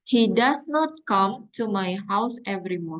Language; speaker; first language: English; non-native, fluent; Indonesian